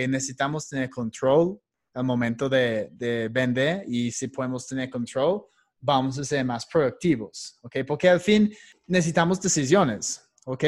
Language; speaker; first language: Spanish; non-native, fluent; English